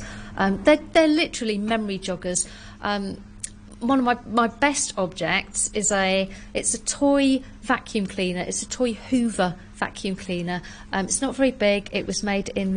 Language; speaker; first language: English; native; English